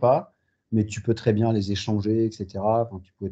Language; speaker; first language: French; native; French